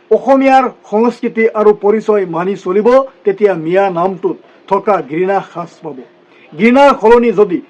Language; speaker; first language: Assamese; non-native, local second language; Bangla